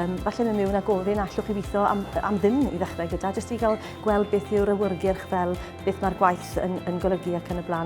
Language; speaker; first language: Welsh; native; Welsh